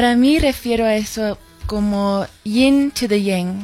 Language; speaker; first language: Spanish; non-native, learner; English